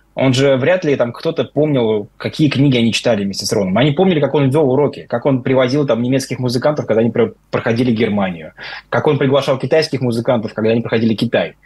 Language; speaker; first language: Russian; native; Russian